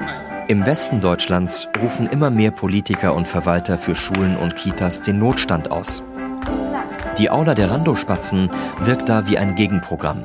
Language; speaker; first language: German; native; German